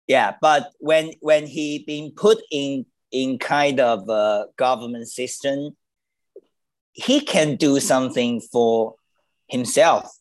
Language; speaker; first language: English; non-native, learner; Chinese